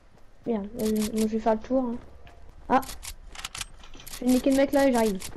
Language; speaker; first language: French; native; French